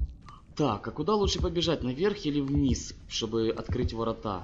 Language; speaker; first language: Russian; native; Russian